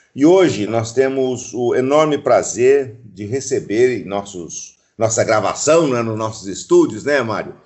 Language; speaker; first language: Portuguese; native; Portuguese